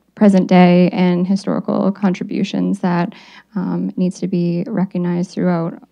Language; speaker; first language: English; native; English